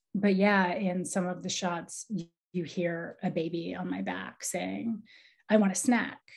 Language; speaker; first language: English; native; English